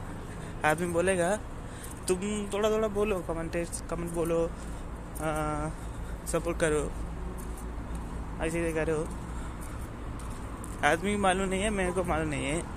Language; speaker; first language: Hindi; non-native, learner; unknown